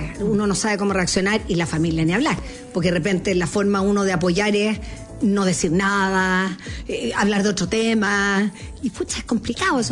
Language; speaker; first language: Spanish; native; Spanish